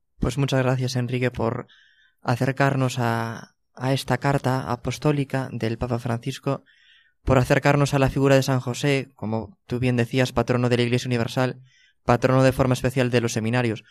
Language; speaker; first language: Spanish; native; Spanish